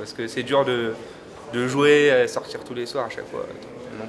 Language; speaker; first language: French; native; French